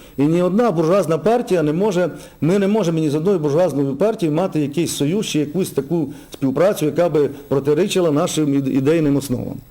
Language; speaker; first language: Ukrainian; native; Ukrainian